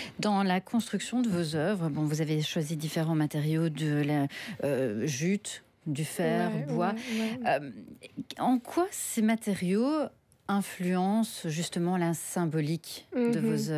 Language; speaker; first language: French; native; French